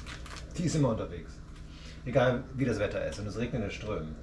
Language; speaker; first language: German; native; German